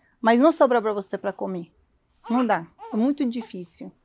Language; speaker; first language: Portuguese; non-native, learner; Arabic